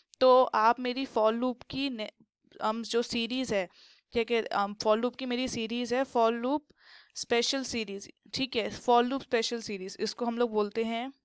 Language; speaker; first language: Hindi; native; Hindi